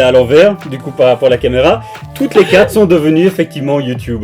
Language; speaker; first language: French; native; French